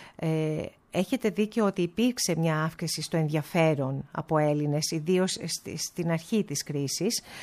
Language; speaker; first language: Greek; early bilingual, heritage; Greek